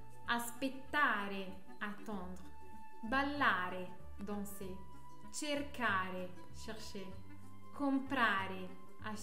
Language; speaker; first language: Italian; non-native, fluent; French